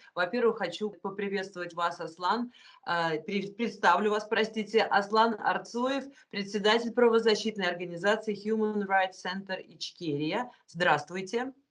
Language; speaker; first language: Russian; native; Russian